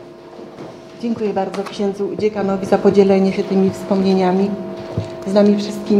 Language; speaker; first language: Polish; native; Polish